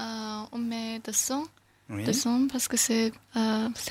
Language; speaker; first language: French; non-native, learner; Chinese